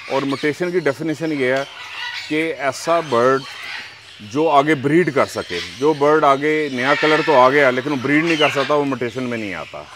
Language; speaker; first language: Urdu; native; Urdu